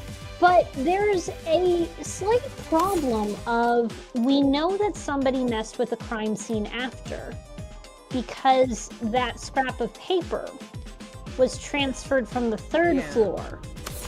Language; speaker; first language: English; native; English